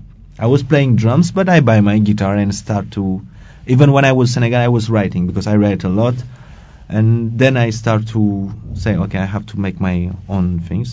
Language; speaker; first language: English; non-native, local second language; Wolof